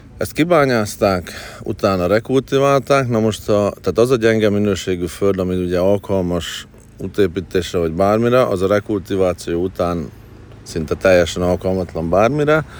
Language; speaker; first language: Hungarian; native; Hungarian